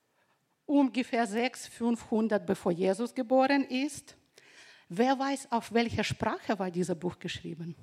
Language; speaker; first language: German; non-native, fluent; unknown